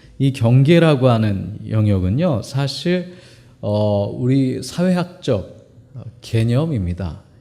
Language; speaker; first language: Korean; native; Korean